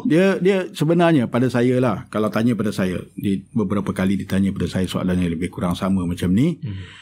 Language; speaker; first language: Malay; native; Malay